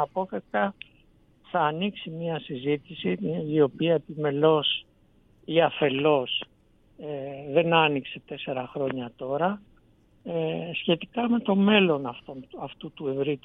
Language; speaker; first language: Greek; native; Greek